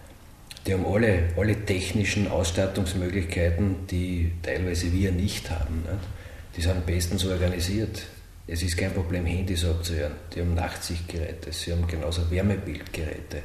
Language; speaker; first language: German; native; German